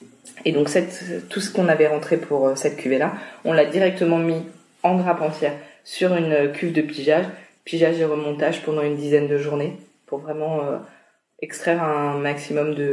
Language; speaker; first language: French; native; French